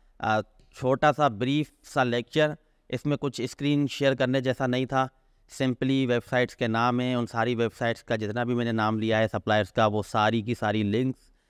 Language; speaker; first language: Urdu; non-native, local second language; Sindhi